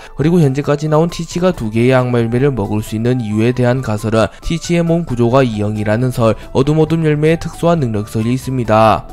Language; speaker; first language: Korean; native; Korean